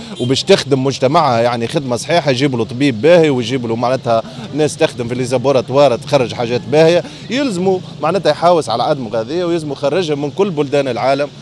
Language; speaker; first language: Arabic; native; Arabic